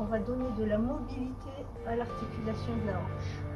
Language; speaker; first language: French; native; French